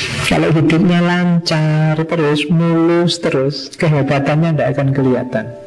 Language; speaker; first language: Indonesian; non-native, local second language; Javanese